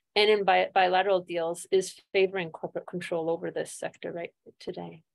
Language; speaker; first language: English; native; English